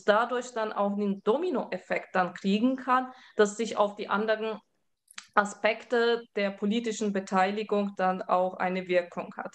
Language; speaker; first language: German; early bilingual, other home language; Turkish